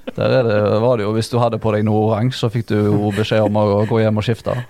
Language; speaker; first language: Norwegian; native; Norwegian